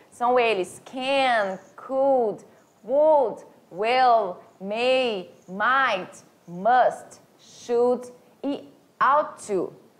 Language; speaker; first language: English; non-native, fluent; Portuguese